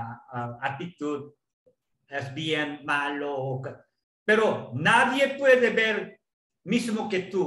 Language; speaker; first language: Spanish; non-native, learner; Korean